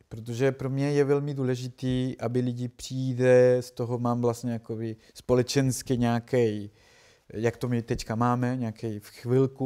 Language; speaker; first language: Czech; non-native, learner; Spanish